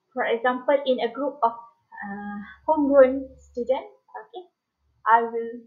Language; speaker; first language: English; non-native, local second language; Malay